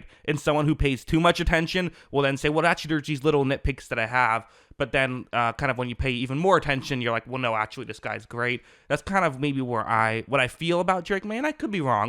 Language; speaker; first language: English; native; English